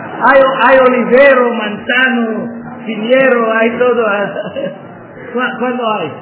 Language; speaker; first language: Spanish; non-native, learner; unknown